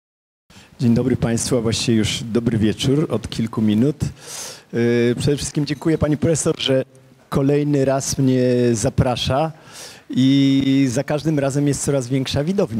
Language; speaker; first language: Polish; native; Polish